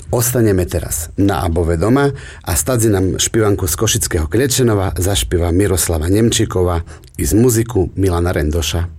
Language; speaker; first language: Slovak; native; Slovak